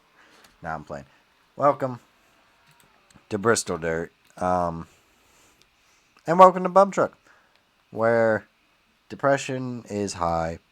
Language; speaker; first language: English; native; English